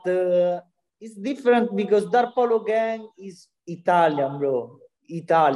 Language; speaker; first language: English; non-native, learner; Italian